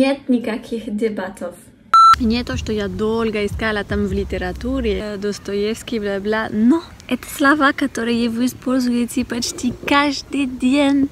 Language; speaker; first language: Russian; non-native, fluent; French